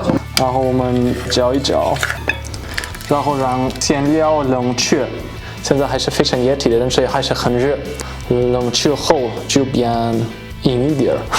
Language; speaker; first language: Chinese; non-native, fluent; German